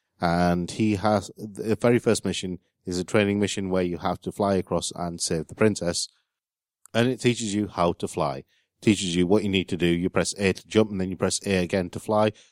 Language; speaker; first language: English; native; English